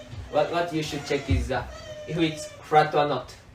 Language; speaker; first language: English; non-native, learner; Japanese